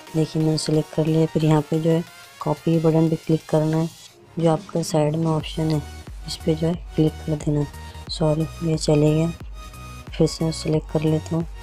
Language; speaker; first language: Hindi; native; Hindi